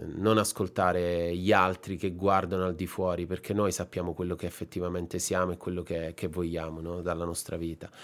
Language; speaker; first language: Italian; native; Italian